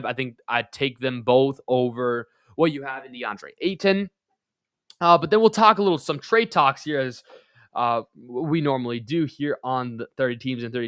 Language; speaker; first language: English; native; English